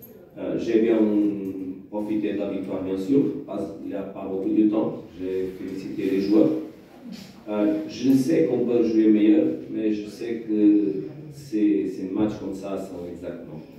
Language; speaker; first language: French; non-native, fluent; Portuguese